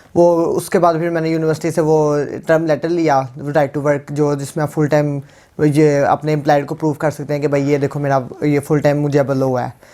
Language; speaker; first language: Urdu; non-native, local second language; Punjabi